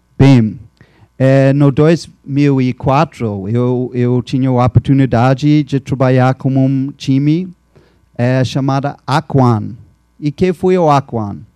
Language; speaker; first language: Portuguese; non-native, fluent; English